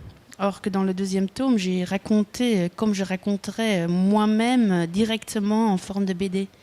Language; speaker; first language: French; non-native, local second language; Dutch